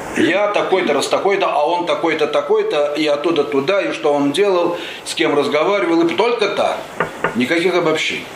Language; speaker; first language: Russian; native; Russian